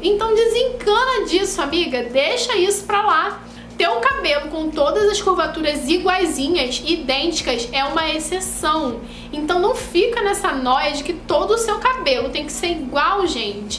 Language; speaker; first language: Portuguese; native; Portuguese